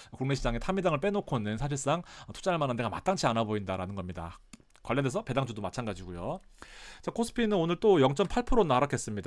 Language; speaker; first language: Korean; native; Korean